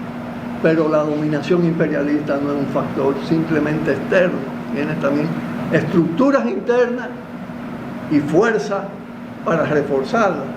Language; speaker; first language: Spanish; native; Spanish